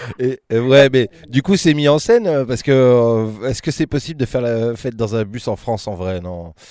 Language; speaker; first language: French; native; French